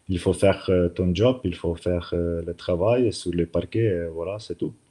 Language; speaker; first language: French; non-native, learner; Slovenian